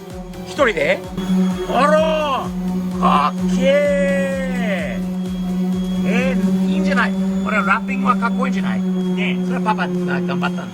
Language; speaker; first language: Japanese; non-native, fluent; English